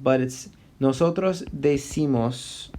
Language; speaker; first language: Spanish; non-native, fluent; English